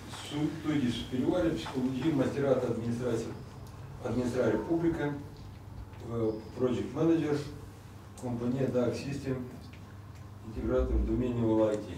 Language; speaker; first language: Romanian; non-native, local second language; Russian